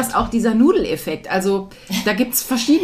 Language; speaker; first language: German; native; German